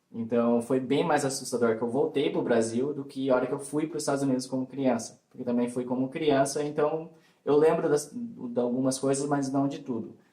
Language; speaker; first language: Portuguese; early bilingual, heritage; Portuguese